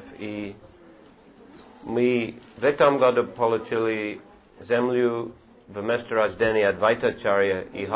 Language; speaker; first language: Russian; non-native, fluent; English